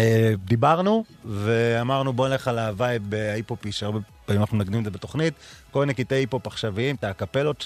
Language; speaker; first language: Hebrew; native; Hebrew